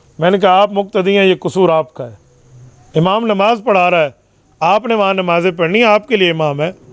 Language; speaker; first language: Urdu; non-native, local second language; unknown